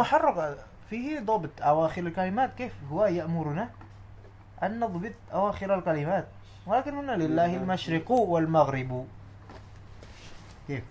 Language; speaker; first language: Arabic; non-native, fluent; Indonesian